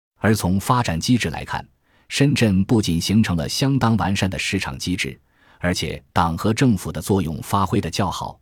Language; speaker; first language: Chinese; native; Chinese